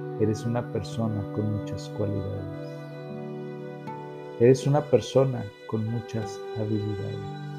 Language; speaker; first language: Spanish; native; Spanish